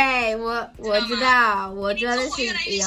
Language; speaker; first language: Chinese; non-native, learner; English